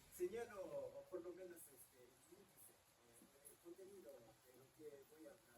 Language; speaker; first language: Spanish; non-native, fluent; Japanese